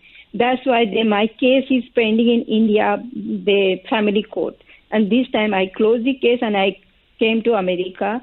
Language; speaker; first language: English; non-native, learner; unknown